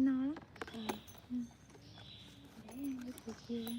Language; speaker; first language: Vietnamese; native; Vietnamese